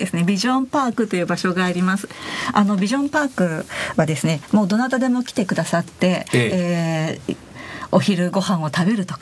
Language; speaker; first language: Japanese; native; Japanese